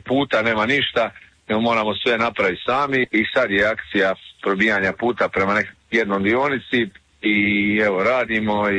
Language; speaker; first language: Serbian; native; Serbian